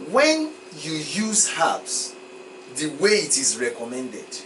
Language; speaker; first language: English; non-native, local second language; Yoruba